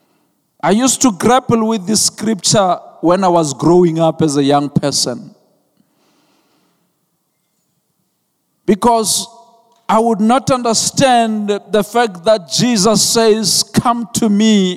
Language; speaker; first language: English; non-native, local second language; Venda